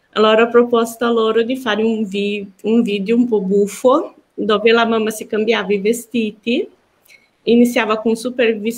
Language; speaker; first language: Italian; non-native, fluent; Portuguese